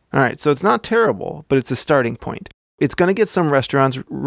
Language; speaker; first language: English; native; English